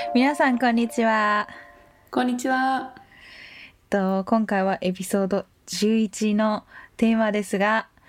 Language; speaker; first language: Japanese; native; Japanese